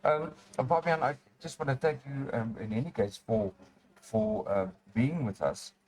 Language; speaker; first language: English; non-native, local second language; Afrikaans